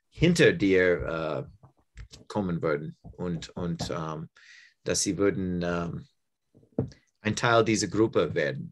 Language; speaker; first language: German; non-native, learner; English